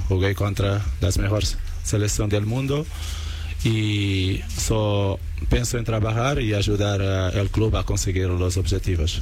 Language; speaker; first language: Spanish; non-native, learner; Portuguese